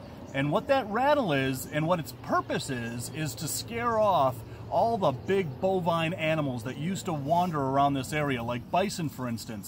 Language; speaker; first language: English; native; English